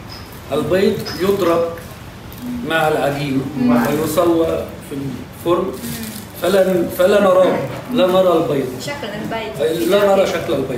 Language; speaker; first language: Arabic; native; Arabic